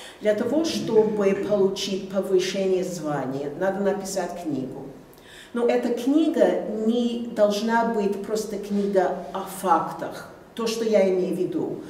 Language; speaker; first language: Russian; non-native, fluent; English